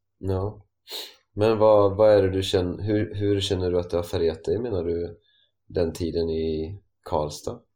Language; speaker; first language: Swedish; native; Swedish